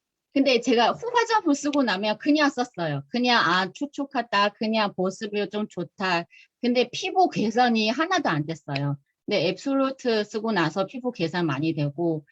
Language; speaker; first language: Korean; non-native, fluent; Chinese